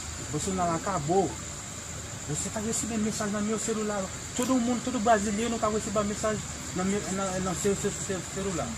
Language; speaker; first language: Portuguese; non-native, learner; Haitian Creole